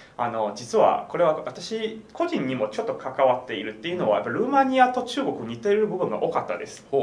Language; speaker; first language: Japanese; non-native, fluent; Chinese